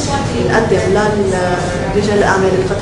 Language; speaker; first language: Arabic; native; Arabic